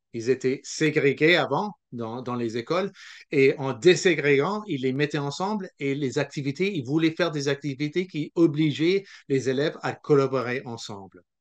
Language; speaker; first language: French; non-native, local second language; English